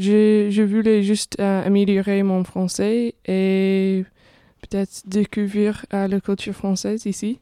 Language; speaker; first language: French; non-native, fluent; English